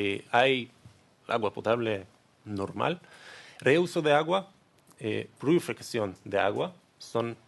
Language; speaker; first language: Spanish; non-native, learner; Hebrew